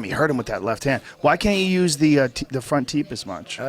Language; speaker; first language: English; native; English